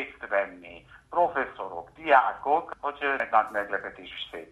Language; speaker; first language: Hungarian; non-native, fluent; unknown